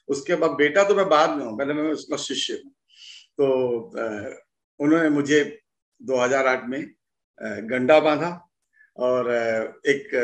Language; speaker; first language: Hindi; native; Hindi